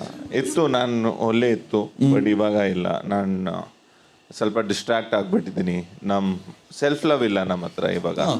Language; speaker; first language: Kannada; non-native, learner; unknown